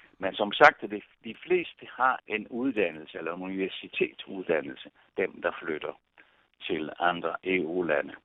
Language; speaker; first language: Danish; non-native, fluent; Italian